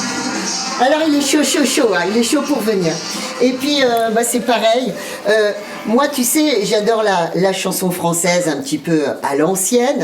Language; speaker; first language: French; native; French